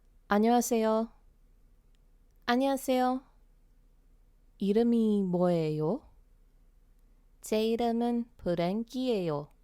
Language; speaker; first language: Korean; non-native, fluent; English